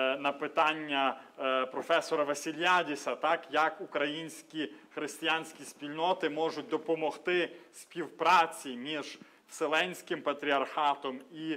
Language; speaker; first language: Ukrainian; native; Ukrainian